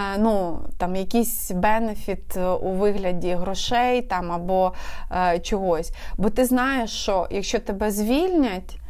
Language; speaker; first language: Ukrainian; non-native, local second language; Russian